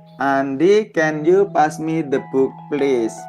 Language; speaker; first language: English; non-native, fluent; Indonesian